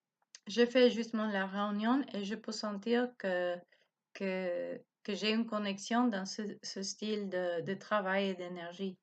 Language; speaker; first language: French; non-native, learner; Spanish